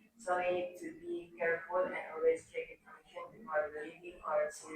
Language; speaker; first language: English; non-native, learner; Indonesian